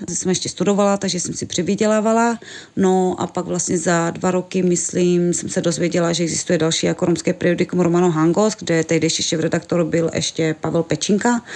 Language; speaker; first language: Czech; non-native, local second language; Romany